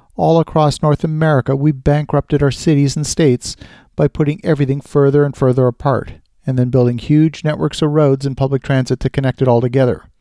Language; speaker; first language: English; native; English